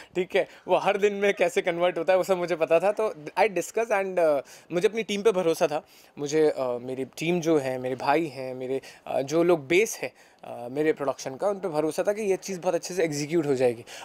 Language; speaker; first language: Hindi; native; Hindi